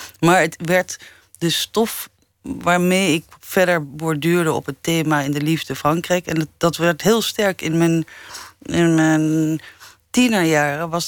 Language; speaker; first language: Dutch; early bilingual, other home language; English